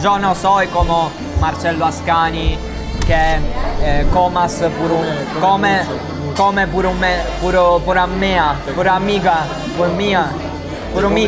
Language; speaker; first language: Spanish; non-native, learner; Italian